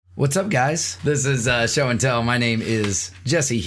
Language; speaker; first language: English; native; English